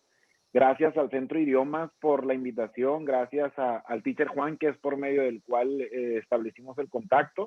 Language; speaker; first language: Spanish; native; Spanish